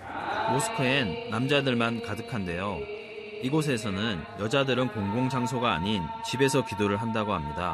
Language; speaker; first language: Korean; native; Korean